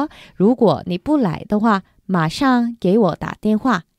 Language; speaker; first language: Chinese; non-native, fluent; Korean